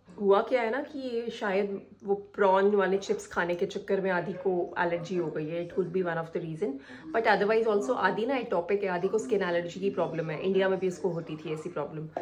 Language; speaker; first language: Hindi; native; Hindi